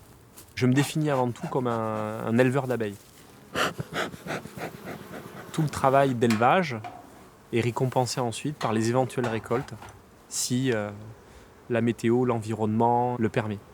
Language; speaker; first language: French; native; French